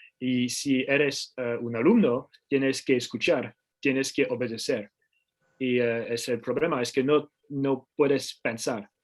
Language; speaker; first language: Spanish; non-native, learner; French